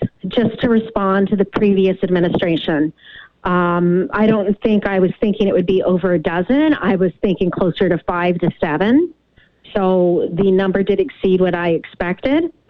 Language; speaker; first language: English; native; English